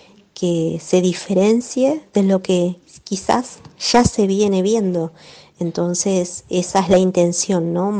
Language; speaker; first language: Spanish; native; Spanish